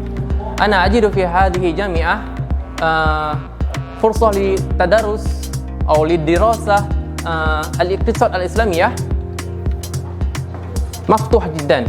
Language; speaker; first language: Arabic; non-native, fluent; Indonesian